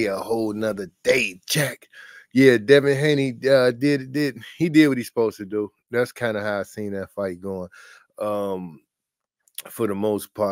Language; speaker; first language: English; native; English